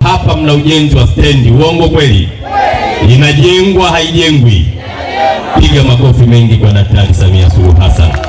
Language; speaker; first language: Swahili; native; Swahili